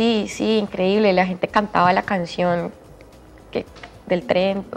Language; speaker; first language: Spanish; native; Spanish